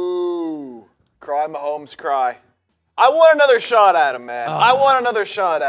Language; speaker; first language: English; native; English